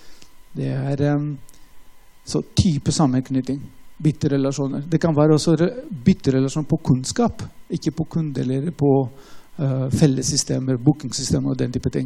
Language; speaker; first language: Norwegian; non-native, fluent; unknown